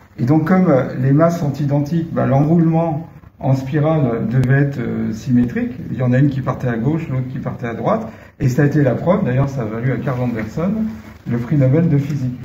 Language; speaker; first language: French; native; French